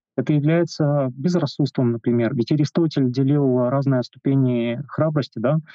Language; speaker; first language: Russian; native; Russian